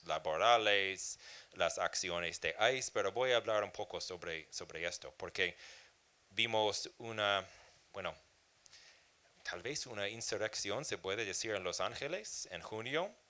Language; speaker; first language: Spanish; non-native, fluent; English